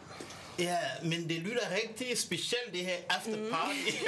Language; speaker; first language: Danish; non-native, fluent; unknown